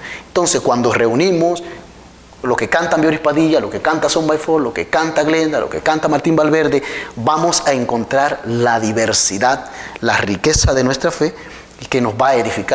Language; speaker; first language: Spanish; native; Spanish